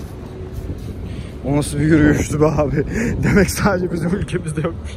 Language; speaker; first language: Turkish; native; Turkish